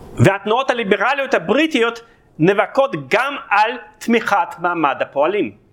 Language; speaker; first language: Hebrew; non-native, fluent; Russian